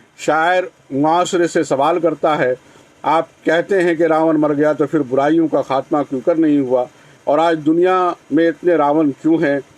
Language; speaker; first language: Urdu; native; Urdu